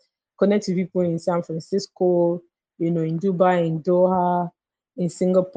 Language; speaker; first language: English; non-native, local second language; Yoruba